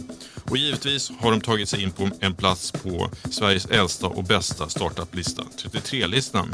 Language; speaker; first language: Swedish; native; Swedish